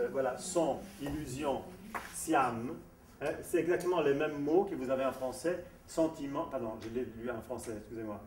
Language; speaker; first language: French; non-native, fluent; Italian